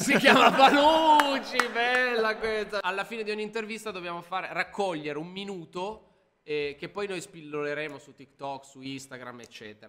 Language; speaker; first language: Italian; native; Italian